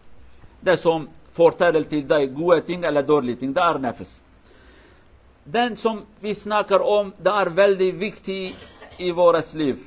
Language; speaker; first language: Swedish; non-native, learner; Norwegian